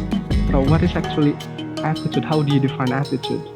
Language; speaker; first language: English; non-native, fluent; Indonesian